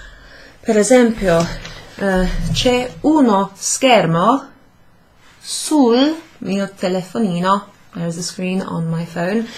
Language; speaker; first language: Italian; non-native, fluent; English